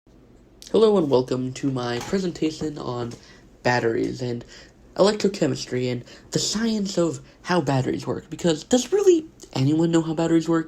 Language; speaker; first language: English; native; English